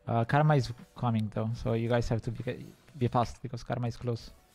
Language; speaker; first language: English; non-native, fluent; Italian